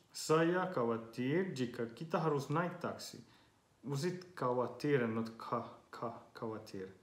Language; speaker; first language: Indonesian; non-native, learner; Finnish